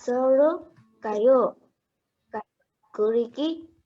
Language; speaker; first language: Korean; non-native, learner; Mongolian